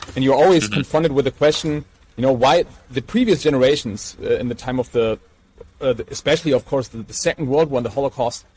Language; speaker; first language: English; non-native, fluent; German